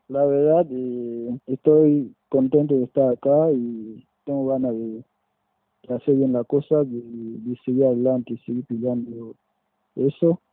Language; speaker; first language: Spanish; non-native, fluent; French